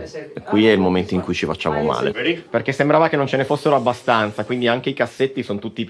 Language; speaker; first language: Italian; native; Italian